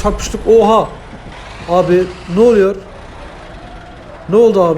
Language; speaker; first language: Turkish; native; Turkish